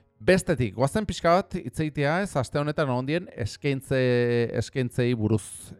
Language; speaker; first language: Basque; non-native, local second language; Spanish